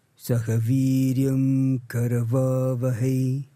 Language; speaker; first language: Portuguese; non-native, learner; English